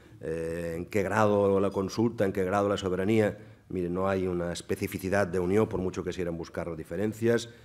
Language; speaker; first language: Spanish; non-native, local second language; Catalan